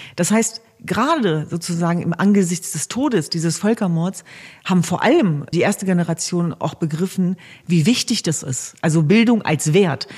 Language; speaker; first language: German; early bilingual, other home language; Kurdish